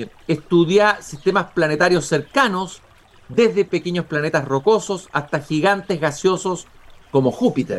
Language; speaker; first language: Spanish; native; Spanish